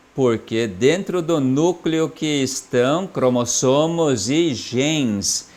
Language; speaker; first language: Portuguese; non-native, fluent; Korean